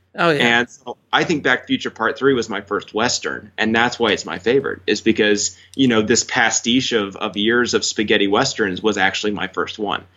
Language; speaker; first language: English; native; English